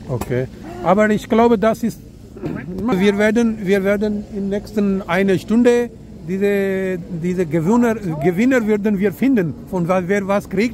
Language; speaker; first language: German; non-native, fluent; Urdu